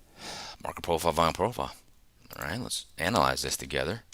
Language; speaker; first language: English; native; English